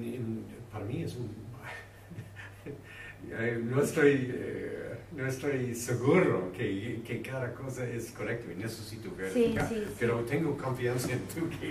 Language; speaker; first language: Spanish; non-native, learner; English